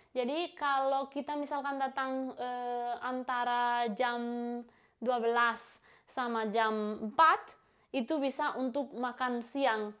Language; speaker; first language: Indonesian; non-native, fluent; Spanish